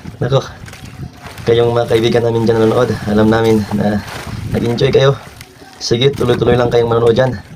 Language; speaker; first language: Filipino; non-native, local second language; Cebuano